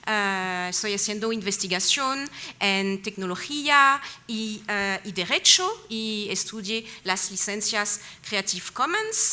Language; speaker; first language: Spanish; non-native, fluent; French